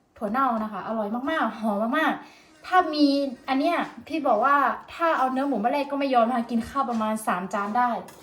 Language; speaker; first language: Thai; non-native, local second language; Karen languages